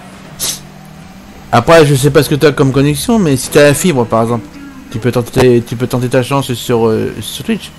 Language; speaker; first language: French; native; French